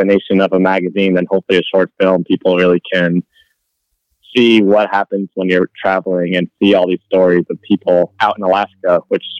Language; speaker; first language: English; native; English